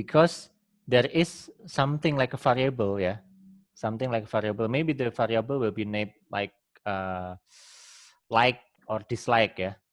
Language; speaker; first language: English; non-native, fluent; Indonesian